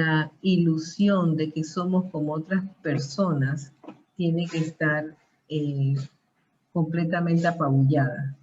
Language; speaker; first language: Spanish; early bilingual, heritage; Spanish